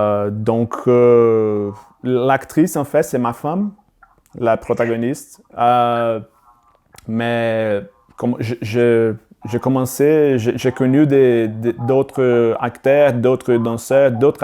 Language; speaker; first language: French; non-native, learner; Portuguese